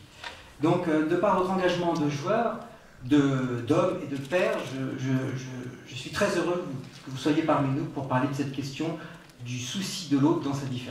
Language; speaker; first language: French; native; French